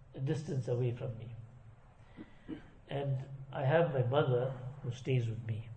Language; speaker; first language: English; native; English